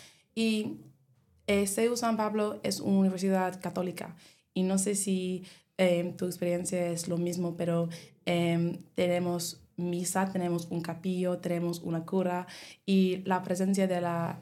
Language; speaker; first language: Spanish; non-native, learner; English